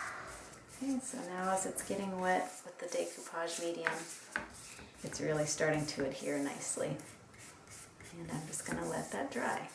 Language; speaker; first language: English; native; English